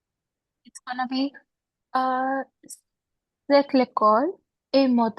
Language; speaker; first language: French; non-native, learner; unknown